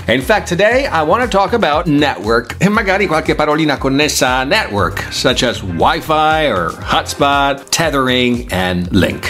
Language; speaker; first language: English; non-native, fluent; Italian